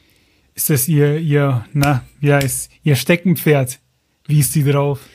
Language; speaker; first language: German; native; German